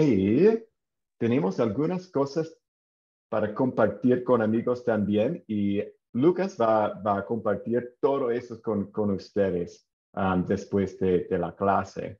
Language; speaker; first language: Spanish; non-native, fluent; English